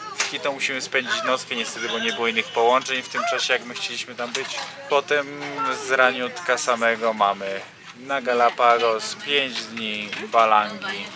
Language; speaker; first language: Polish; native; Polish